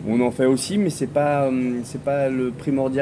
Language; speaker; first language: French; native; French